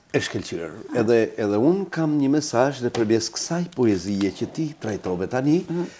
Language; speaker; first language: Albanian; native; Albanian